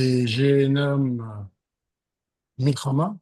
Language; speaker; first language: Hebrew; non-native, learner; French